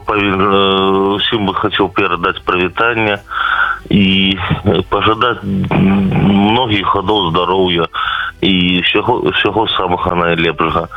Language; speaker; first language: Polish; non-native, local second language; Belarusian